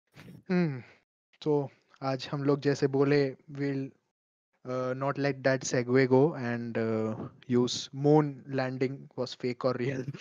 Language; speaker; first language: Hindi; non-native, local second language; Malayalam